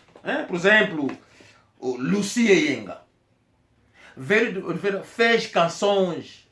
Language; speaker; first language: Portuguese; non-native, local second language; Kongo